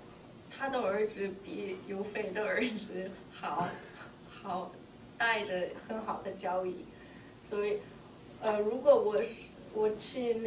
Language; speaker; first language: Chinese; non-native, learner; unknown